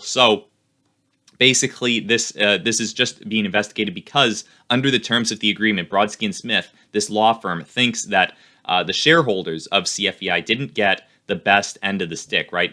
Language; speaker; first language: English; native; English